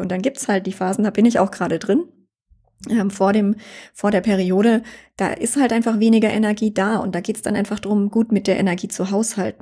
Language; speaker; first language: German; native; German